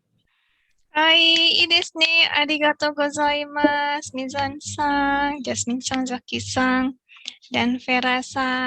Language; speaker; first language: Japanese; non-native, fluent; Indonesian